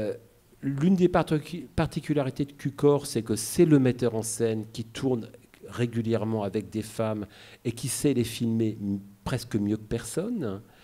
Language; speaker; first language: French; native; French